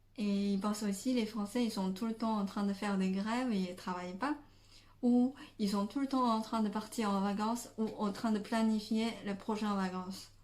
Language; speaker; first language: French; non-native, fluent; Chinese